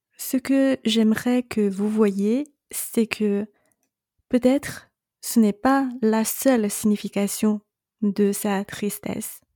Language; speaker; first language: French; non-native, fluent; Chinese